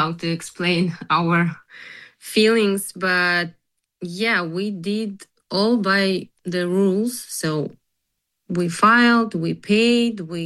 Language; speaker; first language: English; non-native, learner; Ukrainian